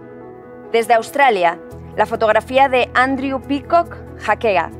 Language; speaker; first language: Spanish; native; Spanish